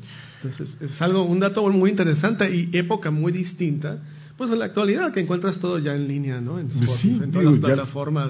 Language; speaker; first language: Spanish; native; Spanish